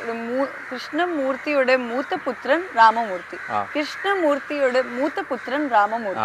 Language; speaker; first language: Malayalam; non-native, learner; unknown